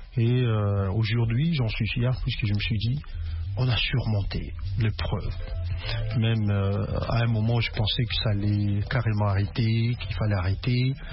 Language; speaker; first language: French; non-native, local second language; Lingala